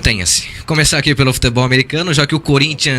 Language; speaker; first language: Portuguese; native; Portuguese